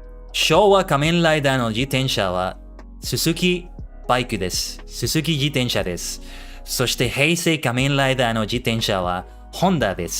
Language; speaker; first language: Japanese; non-native, learner; English